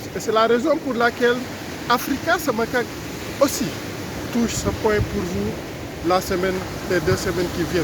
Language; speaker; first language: French; non-native, local second language; Wolof